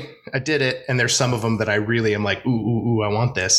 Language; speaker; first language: English; native; English